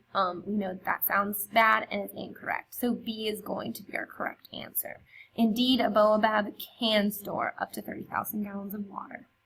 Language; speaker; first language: English; native; English